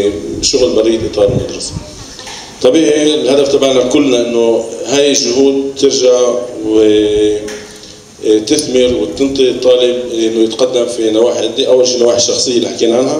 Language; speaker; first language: Arabic; native; Arabic